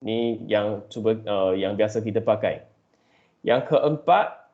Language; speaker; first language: Malay; non-native, local second language; Chinese